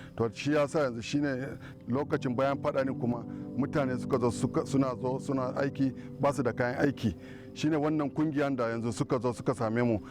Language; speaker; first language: Hausa; non-native, local second language; Kanuri